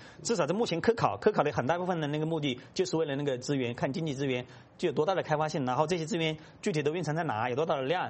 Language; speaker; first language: Chinese; native; Chinese